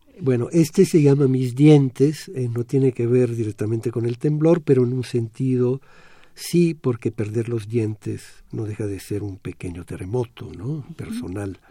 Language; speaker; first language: Spanish; non-native, fluent; Italian